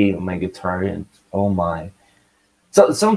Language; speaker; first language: English; non-native, learner; Portuguese